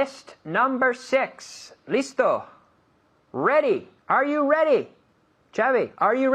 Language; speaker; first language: English; non-native, fluent; Spanish